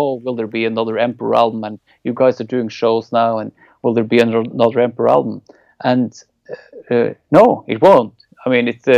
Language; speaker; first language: English; non-native, fluent; Norwegian